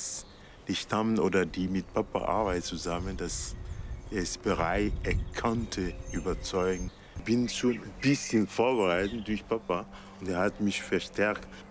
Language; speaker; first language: German; non-native, learner; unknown